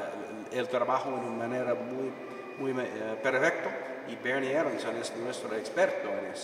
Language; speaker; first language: Spanish; non-native, fluent; English